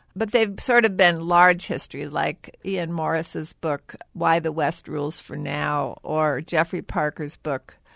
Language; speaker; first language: English; native; English